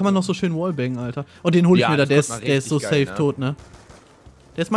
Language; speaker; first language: German; native; German